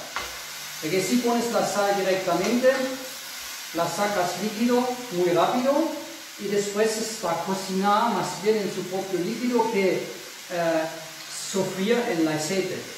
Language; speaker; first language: Spanish; non-native, fluent; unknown